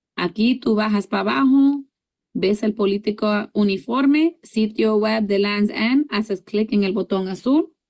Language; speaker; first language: Spanish; early bilingual, heritage; English